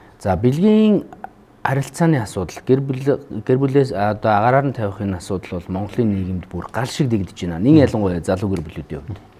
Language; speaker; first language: Mongolian; native; Mongolian